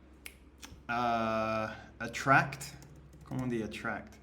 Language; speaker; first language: French; non-native, learner; English